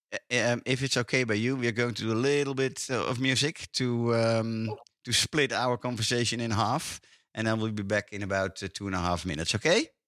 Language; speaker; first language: English; non-native, fluent; Dutch